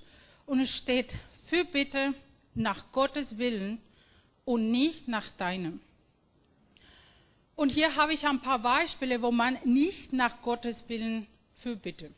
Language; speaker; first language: German; non-native, fluent; Spanish